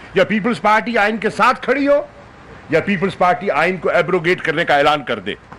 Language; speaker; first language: Urdu; non-native, local second language; Saraiki